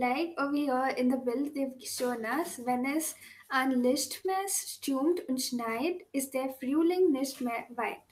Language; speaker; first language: German; non-native, learner; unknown